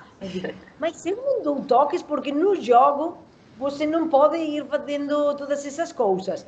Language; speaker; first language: Portuguese; non-native, learner; Spanish